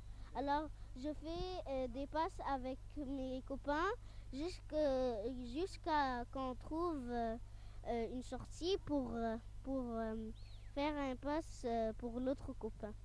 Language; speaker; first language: French; non-native, fluent; Arabic